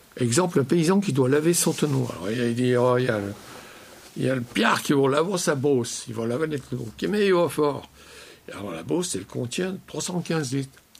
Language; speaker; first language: French; native; French